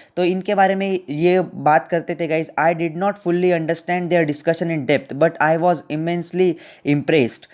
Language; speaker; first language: Hindi; non-native, local second language; Marathi